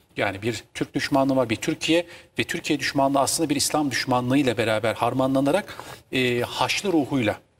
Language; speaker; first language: Turkish; native; Turkish